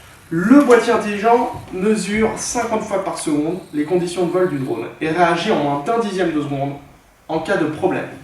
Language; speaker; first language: French; native; French